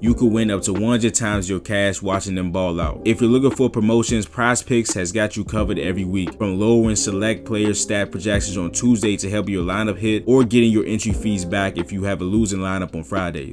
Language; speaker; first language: English; native; English